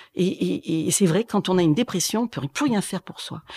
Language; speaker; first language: French; native; French